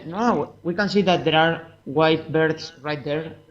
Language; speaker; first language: English; non-native, fluent; Spanish